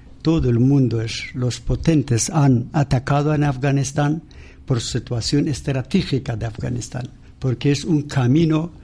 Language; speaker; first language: Spanish; non-native, learner; Persian